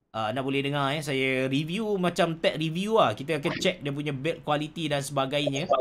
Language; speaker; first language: Malay; native; Malay